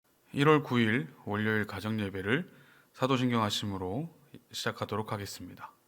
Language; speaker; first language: Korean; native; Korean